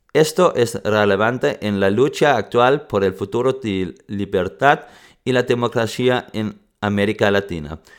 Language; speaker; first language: Spanish; non-native, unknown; Danish